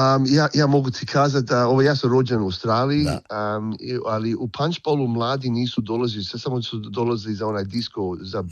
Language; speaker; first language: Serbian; early bilingual, heritage; Croatian